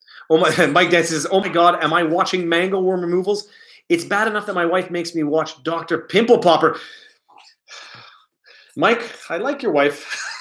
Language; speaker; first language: English; native; English